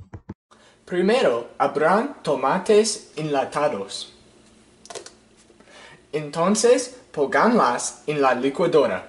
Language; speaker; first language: Spanish; non-native, learner; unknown